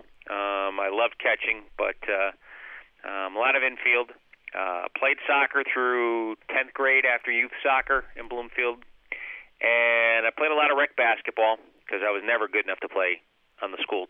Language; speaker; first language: English; native; English